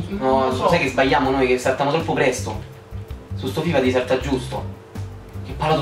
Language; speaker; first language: Italian; native; Italian